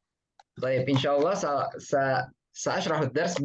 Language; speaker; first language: Arabic; non-native, fluent; Indonesian